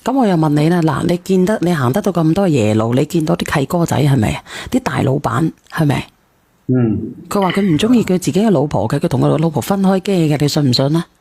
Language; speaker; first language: Cantonese; native; Cantonese